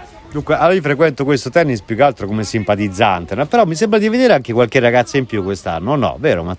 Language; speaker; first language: Italian; native; Italian